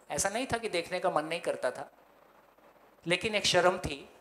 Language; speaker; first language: Hindi; native; Hindi